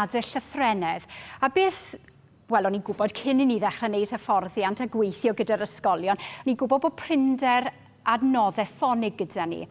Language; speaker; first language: Welsh; native; Welsh